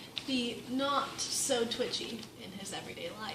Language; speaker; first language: English; native; English